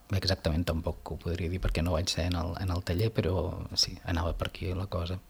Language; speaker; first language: Catalan; native; Catalan